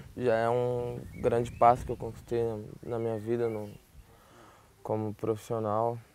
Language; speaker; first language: Portuguese; native; Portuguese